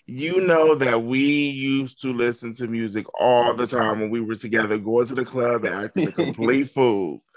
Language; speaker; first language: English; native; English